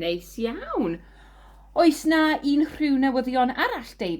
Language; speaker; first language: Welsh; non-native, learner; English